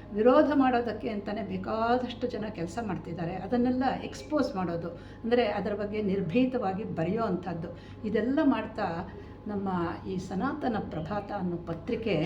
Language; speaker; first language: Kannada; native; Kannada